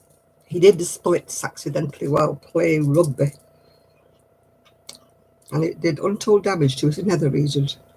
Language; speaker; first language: English; native; English